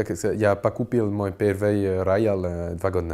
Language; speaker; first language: Russian; non-native, learner; French